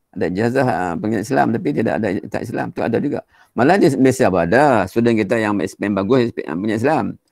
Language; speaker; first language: Malay; native; Malay